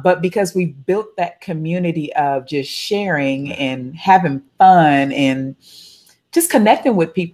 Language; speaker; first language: English; native; English